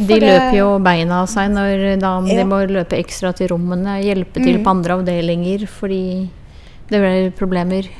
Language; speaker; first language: Norwegian; native; Norwegian